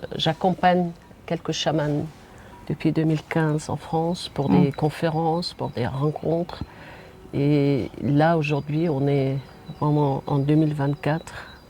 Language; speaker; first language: French; non-native, fluent; Mongolian